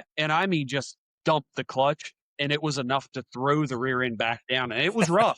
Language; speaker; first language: English; native; English